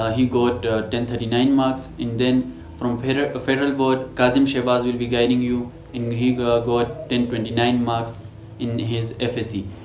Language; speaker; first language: English; non-native, local second language; Pashto